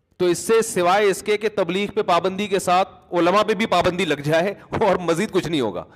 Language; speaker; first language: Urdu; native; Urdu